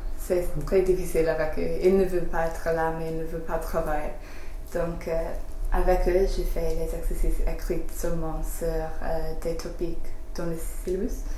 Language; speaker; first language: French; non-native, learner; English